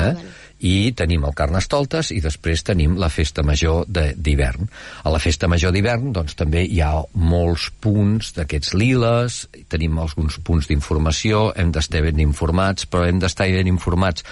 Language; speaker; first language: Catalan; native; Catalan